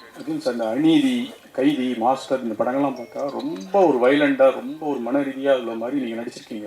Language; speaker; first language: Tamil; native; Tamil